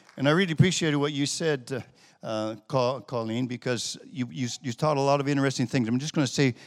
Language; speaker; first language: English; native; English